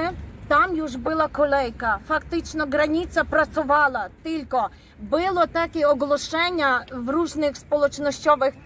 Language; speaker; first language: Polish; non-native, fluent; Ukrainian